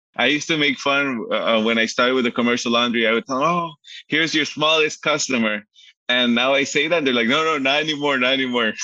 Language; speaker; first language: English; early bilingual, other home language; Spanish